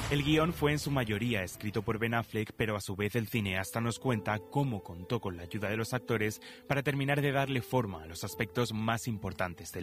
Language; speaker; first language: Spanish; native; Spanish